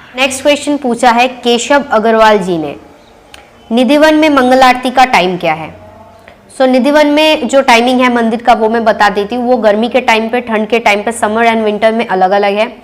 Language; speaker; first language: Hindi; non-native, local second language; Bangla